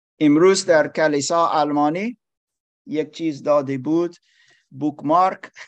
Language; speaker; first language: Persian; non-native, learner; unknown